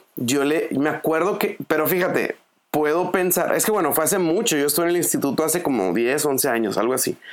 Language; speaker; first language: Spanish; native; Spanish